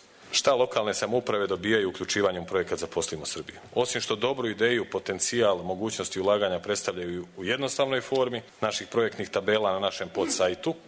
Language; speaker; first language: Serbian; native; Serbian